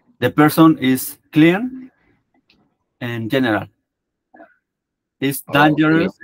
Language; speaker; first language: English; non-native, learner; Spanish